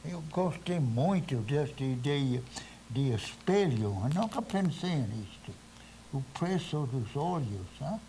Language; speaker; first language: Portuguese; non-native, fluent; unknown